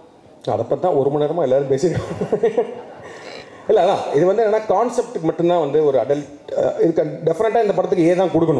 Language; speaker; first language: Tamil; native; Tamil